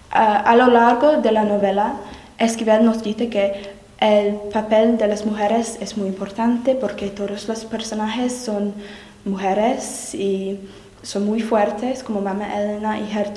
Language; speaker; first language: Spanish; non-native, learner; English